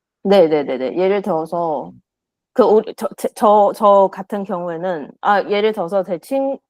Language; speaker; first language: Korean; non-native, learner; Chinese